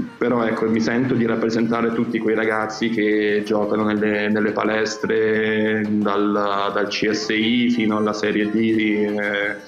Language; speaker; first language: Italian; early bilingual, other home language; Russian